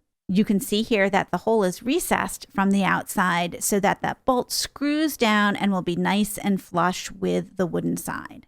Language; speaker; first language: English; native; English